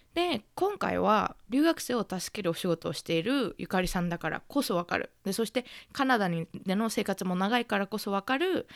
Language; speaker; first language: Japanese; native; Japanese